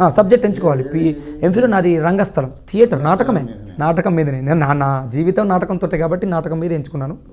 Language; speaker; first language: Telugu; native; Telugu